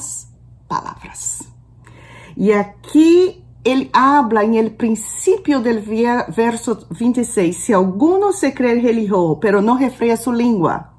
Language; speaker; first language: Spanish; non-native, learner; Portuguese